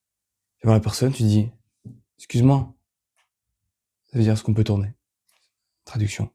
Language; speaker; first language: French; native; French